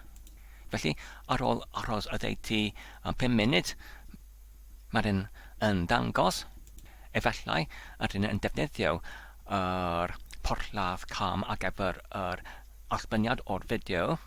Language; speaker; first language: Welsh; non-native, learner; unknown